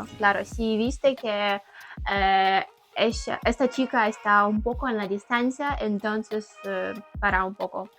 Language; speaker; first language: Spanish; non-native, learner; Ukrainian